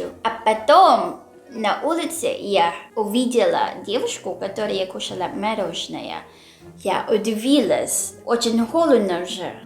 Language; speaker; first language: Russian; non-native, learner; Filipino